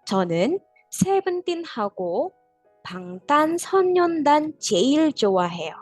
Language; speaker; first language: Korean; non-native, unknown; Indonesian